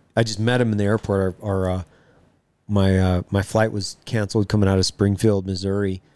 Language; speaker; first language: English; native; English